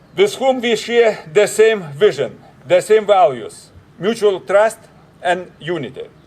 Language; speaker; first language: English; non-native, fluent; Lithuanian